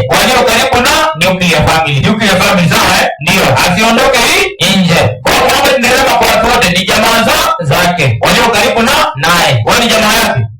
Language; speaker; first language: Swahili; non-native, local second language; Luo (Kenya and Tanzania)